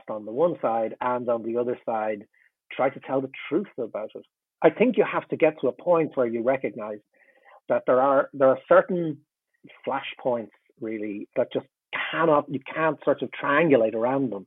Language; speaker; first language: English; native; English